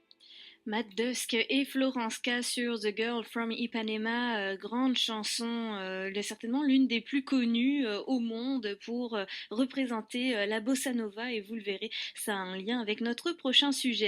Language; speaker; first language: French; native; French